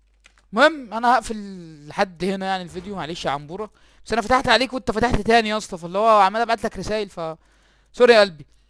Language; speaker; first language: Arabic; native; Arabic